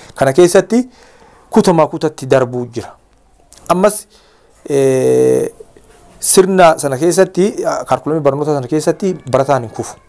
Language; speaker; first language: Oromo; native; Oromo